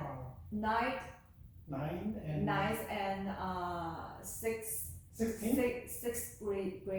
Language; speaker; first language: English; non-native, learner; Chinese